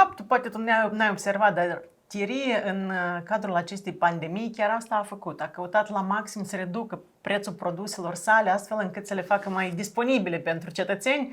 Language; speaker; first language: Romanian; native; Romanian